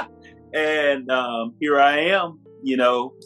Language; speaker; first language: English; native; English